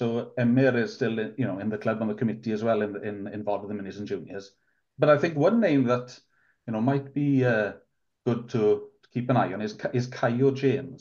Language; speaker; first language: English; non-native, local second language; Welsh